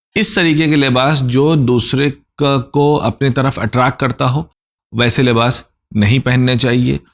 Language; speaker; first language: Urdu; native; Urdu